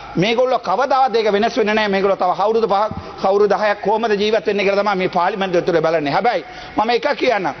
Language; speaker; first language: Sinhala; non-native, local second language; Tamil